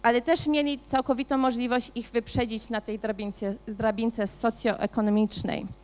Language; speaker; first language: Polish; early bilingual, other home language; English